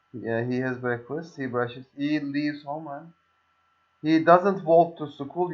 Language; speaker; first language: English; non-native, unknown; Turkish